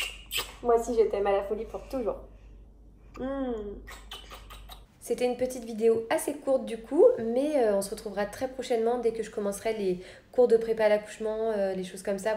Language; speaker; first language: French; native; French